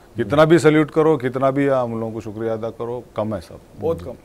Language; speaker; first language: Hindi; non-native, local second language; Telugu